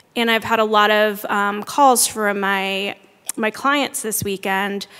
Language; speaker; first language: English; native; English